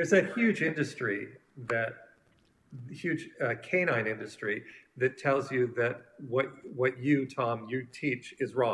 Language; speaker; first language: English; native; English